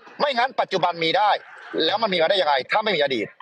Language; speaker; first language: Thai; native; Thai